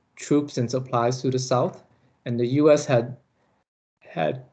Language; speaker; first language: English; early bilingual, other home language; Lao